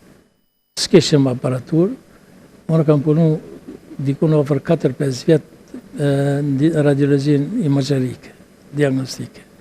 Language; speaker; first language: Albanian; native; Albanian